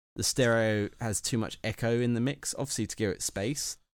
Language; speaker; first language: English; native; English